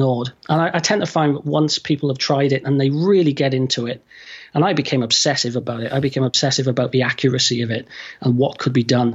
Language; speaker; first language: English; native; English